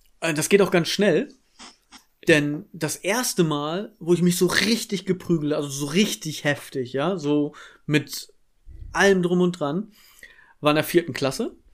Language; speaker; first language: German; native; German